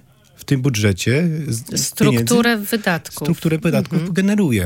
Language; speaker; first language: Polish; native; Polish